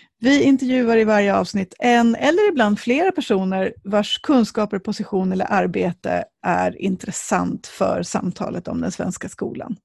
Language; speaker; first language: Swedish; native; Swedish